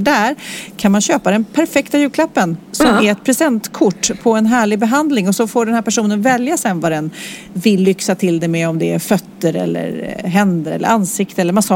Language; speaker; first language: Swedish; native; Swedish